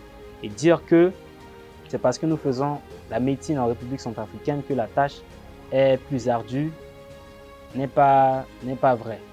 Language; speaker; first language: French; non-native, local second language; Sango